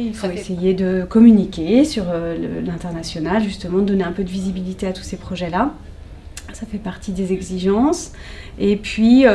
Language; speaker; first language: French; native; French